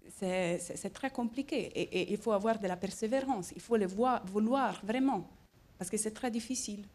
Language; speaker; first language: French; non-native, fluent; Italian